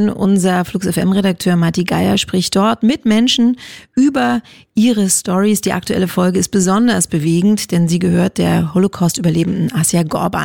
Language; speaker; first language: German; native; German